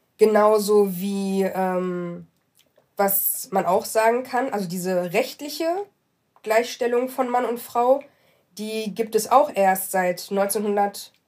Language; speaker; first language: German; early bilingual, other home language; Arabic